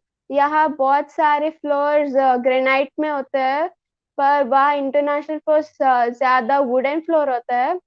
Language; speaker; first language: Hindi; non-native, local second language; Telugu